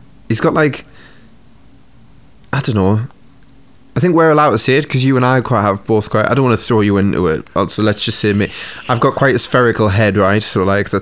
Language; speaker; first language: English; native; English